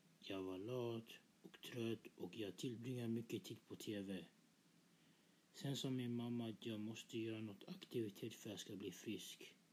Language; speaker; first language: Swedish; early bilingual, other home language; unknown